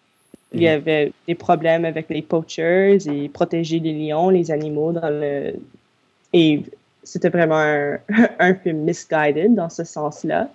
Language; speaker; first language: French; non-native, local second language; English